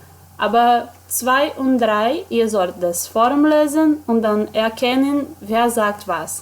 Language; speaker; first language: German; non-native, fluent; Portuguese